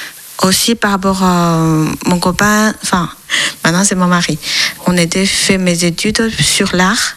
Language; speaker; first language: French; non-native, learner; Chinese